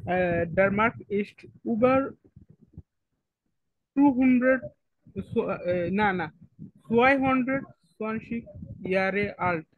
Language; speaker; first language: German; non-native, learner; Bangla